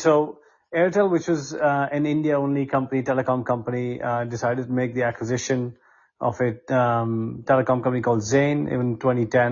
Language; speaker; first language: English; non-native, local second language; Hindi